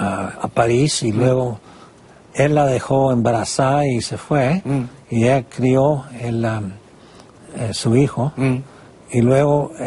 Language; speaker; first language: Spanish; non-native, fluent; English